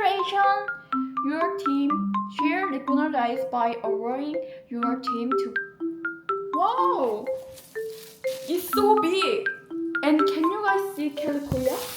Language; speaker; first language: English; non-native, learner; Korean